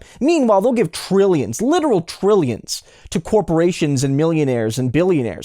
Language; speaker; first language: English; native; English